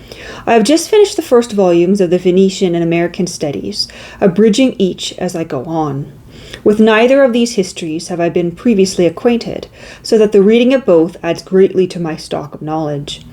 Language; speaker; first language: English; native; English